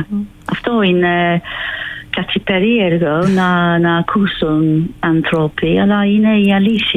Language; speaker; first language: Greek; non-native, fluent; English